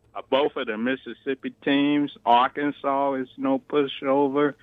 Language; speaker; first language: English; native; English